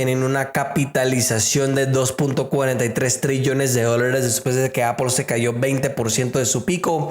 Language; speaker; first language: Spanish; native; Spanish